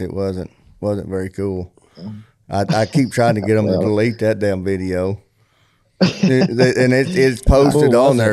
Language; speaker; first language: English; native; English